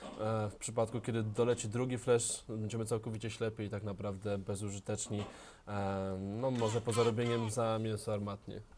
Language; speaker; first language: Polish; native; Polish